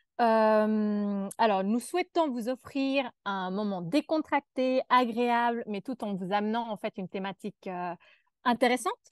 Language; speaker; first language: French; native; French